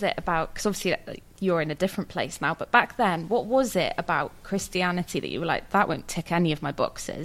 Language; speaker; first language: English; native; English